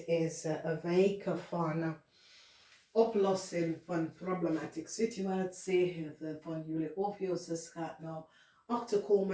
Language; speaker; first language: Dutch; non-native, fluent; English